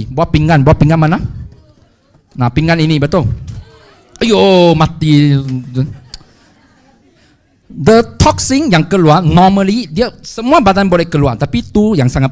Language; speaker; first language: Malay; non-native, local second language; Chinese